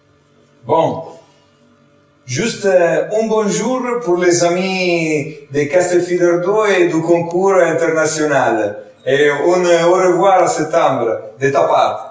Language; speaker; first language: French; non-native, fluent; Italian